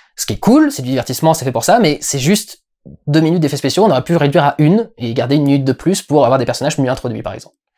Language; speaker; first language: French; native; French